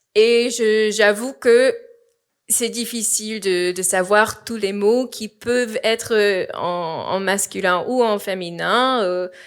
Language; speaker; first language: French; non-native, fluent; English